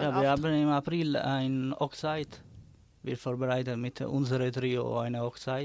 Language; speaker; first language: German; non-native, learner; Italian